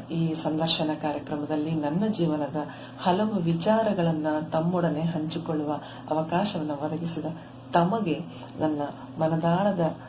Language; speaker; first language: Kannada; native; Kannada